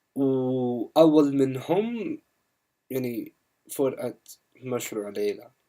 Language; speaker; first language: Arabic; non-native, learner; English